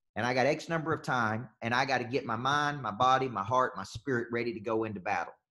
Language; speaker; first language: English; native; English